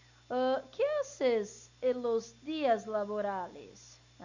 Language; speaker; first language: Spanish; non-native, learner; Portuguese